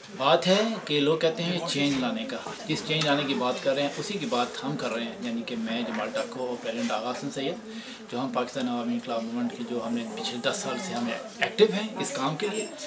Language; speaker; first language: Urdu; non-native, local second language; Punjabi